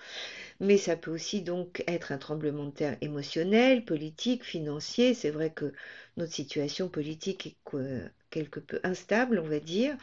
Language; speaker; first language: French; native; French